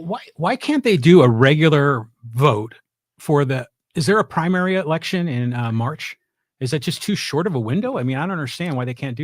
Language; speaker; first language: English; native; English